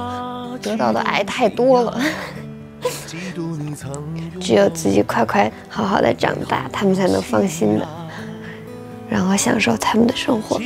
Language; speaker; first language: Chinese; native; Chinese